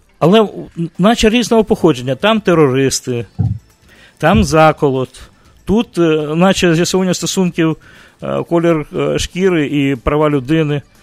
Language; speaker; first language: Ukrainian; native; Ukrainian